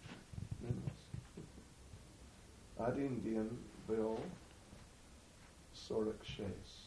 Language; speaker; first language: Russian; non-native, learner; English